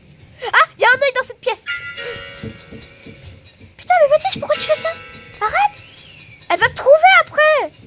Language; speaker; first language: French; native; French